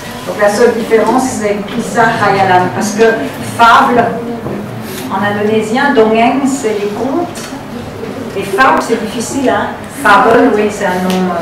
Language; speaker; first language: French; non-native, fluent; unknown